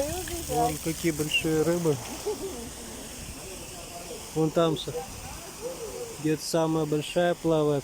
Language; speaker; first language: Russian; native; Russian